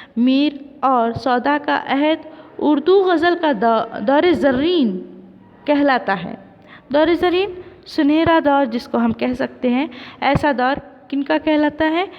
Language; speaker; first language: Urdu; native; Urdu